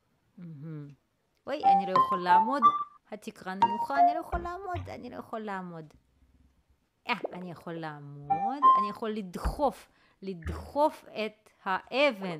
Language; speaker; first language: Hebrew; native; Hebrew